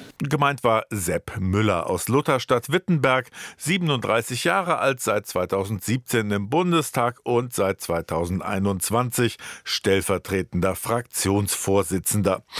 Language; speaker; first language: German; native; German